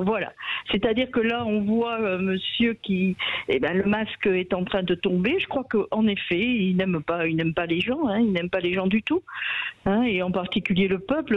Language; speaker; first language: French; native; French